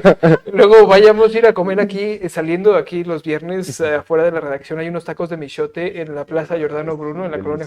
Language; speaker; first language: Spanish; native; Spanish